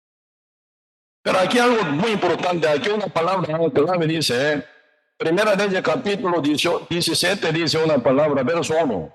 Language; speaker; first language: Spanish; non-native, learner; Korean